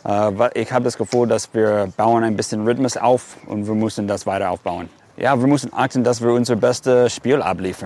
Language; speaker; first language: German; non-native, fluent; English